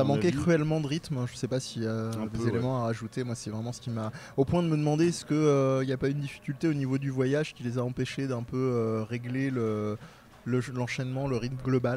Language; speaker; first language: French; native; French